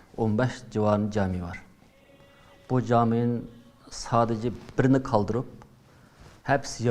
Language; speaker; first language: Turkish; non-native, learner; Uyghur